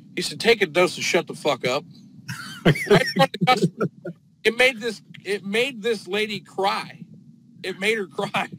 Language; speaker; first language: English; native; English